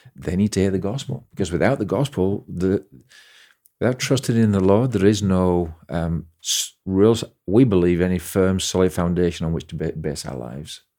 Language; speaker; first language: English; native; English